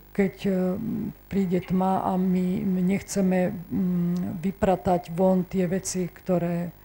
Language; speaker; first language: Slovak; native; Slovak